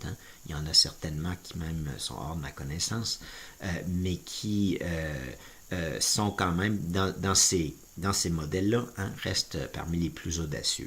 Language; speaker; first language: French; native; French